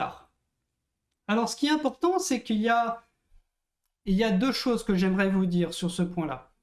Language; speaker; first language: French; native; French